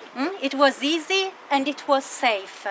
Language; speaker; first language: English; non-native, fluent; French